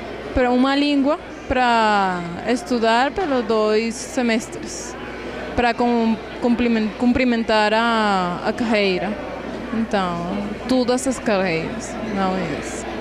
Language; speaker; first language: Portuguese; non-native, fluent; Spanish